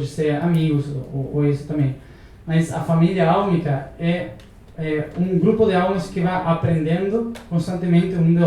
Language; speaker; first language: Portuguese; non-native, learner; Spanish